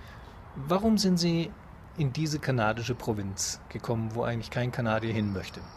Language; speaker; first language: German; native; German